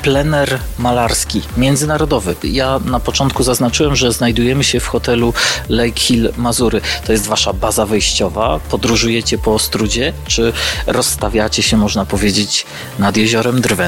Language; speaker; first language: Polish; native; Polish